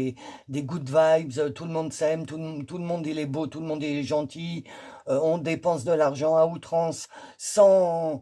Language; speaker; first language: French; native; French